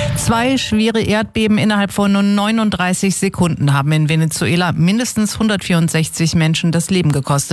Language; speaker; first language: German; native; German